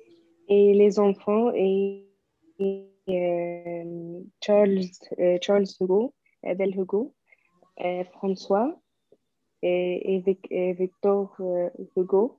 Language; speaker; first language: French; non-native, learner; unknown